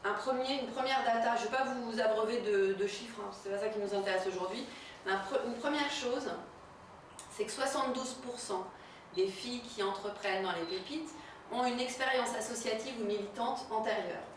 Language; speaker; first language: French; native; French